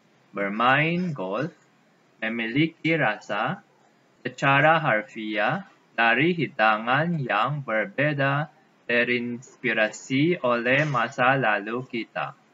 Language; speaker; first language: Indonesian; non-native, learner; Filipino